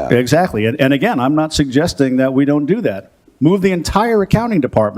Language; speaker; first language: English; native; English